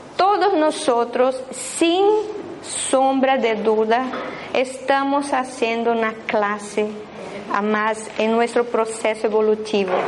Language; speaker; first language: Spanish; non-native, fluent; Portuguese